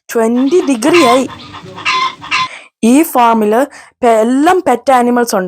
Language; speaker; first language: Malayalam; early bilingual, heritage; Malayalam